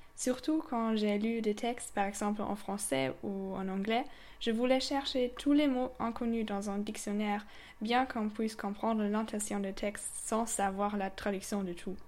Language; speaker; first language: French; non-native, fluent; German